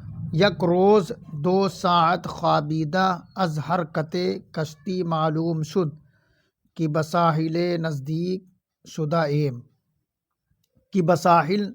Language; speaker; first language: Persian; non-native, fluent; Urdu